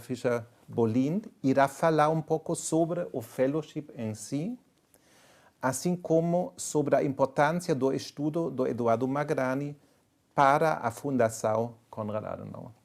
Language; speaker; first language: Portuguese; non-native, fluent; German